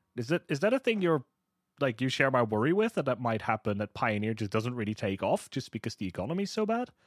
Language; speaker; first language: English; non-native, fluent; Hebrew